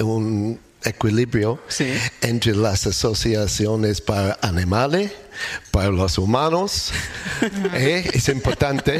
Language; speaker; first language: Spanish; non-native, learner; English